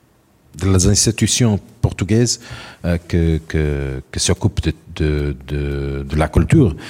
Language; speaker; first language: French; non-native, learner; Portuguese